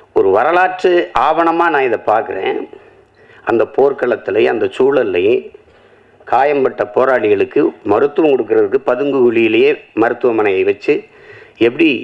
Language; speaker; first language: Tamil; native; Tamil